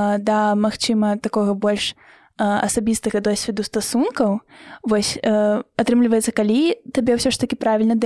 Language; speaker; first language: Belarusian; native; Belarusian